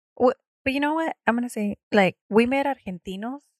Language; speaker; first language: English; early bilingual, other home language; Spanish